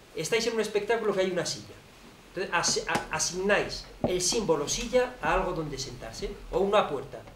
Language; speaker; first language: Spanish; native; Spanish